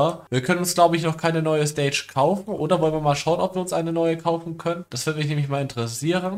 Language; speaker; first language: German; native; German